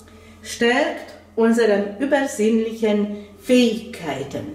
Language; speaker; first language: German; non-native, fluent; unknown